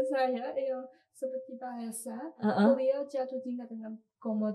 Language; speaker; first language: Indonesian; non-native, learner; Chinese